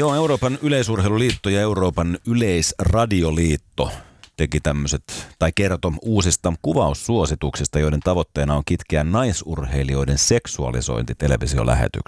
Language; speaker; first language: Finnish; native; Finnish